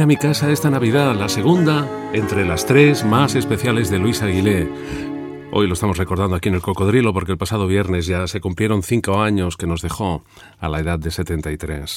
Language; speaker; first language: Spanish; native; Spanish